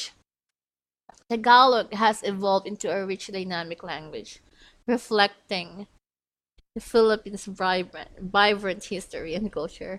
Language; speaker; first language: English; non-native, local second language; Filipino